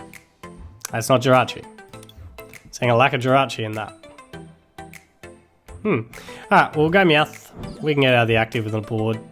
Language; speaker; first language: English; native; English